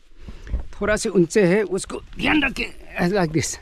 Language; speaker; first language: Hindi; non-native, local second language; Khasi